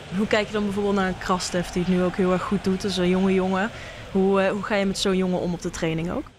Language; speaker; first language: Dutch; native; Dutch